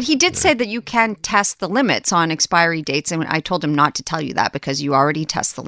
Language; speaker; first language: English; native; English